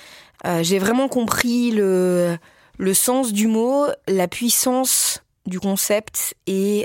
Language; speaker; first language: French; native; French